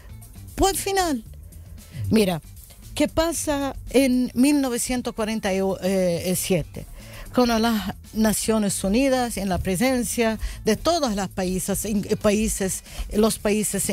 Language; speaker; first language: Spanish; non-native, learner; Arabic